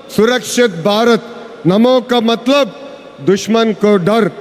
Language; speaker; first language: Hindi; non-native, local second language; Telugu